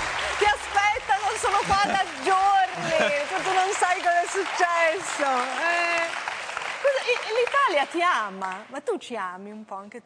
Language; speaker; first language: Italian; native; Italian